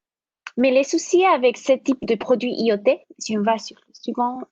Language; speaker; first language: French; non-native, fluent; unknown